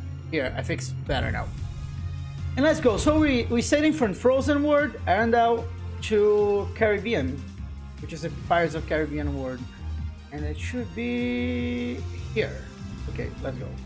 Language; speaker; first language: English; non-native, fluent; Portuguese